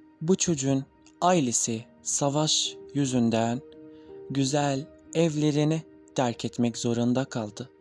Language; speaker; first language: Turkish; non-native, learner; Arabic